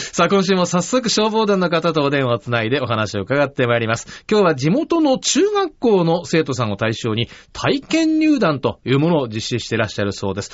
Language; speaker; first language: Japanese; native; Japanese